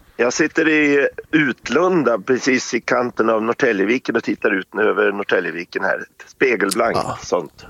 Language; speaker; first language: Swedish; native; Swedish